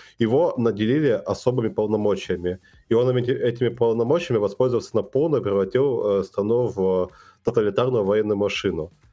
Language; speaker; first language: Russian; native; Russian